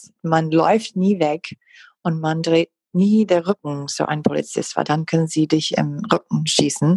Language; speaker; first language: German; non-native, fluent; English